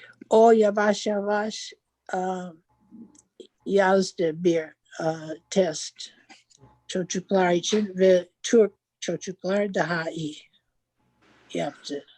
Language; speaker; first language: Turkish; non-native, learner; English